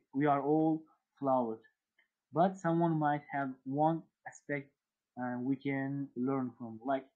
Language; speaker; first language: English; non-native, fluent; Uzbek